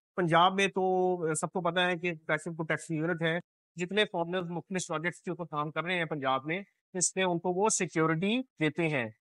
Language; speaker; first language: Urdu; non-native, local second language; Punjabi